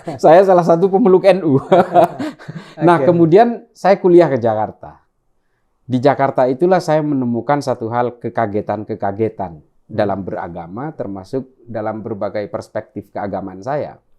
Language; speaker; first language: Indonesian; non-native, local second language; Madurese